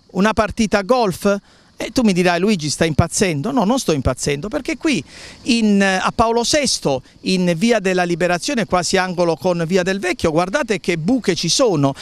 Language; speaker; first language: Italian; native; Italian